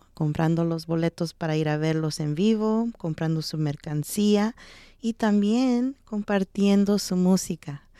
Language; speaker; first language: Spanish; early bilingual, heritage; Spanish